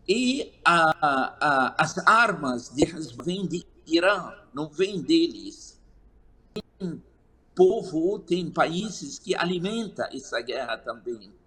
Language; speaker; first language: Portuguese; non-native, fluent; Arabic